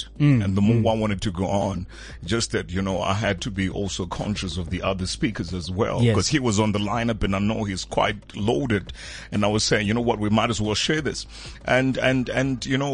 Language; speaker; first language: English; non-native, local second language; Tswana